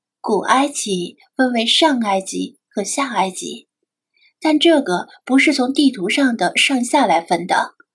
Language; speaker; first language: Chinese; native; Chinese